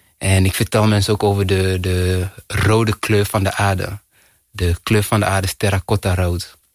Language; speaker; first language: Dutch; early bilingual, other home language; Kinyarwanda